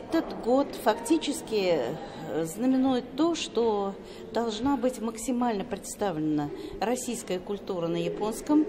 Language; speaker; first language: Russian; native; Russian